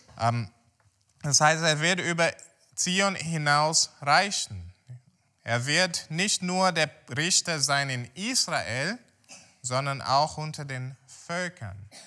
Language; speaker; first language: German; non-native, fluent; Portuguese